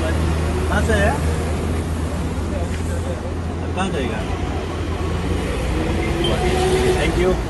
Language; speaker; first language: Hindi; non-native, local second language; Khasi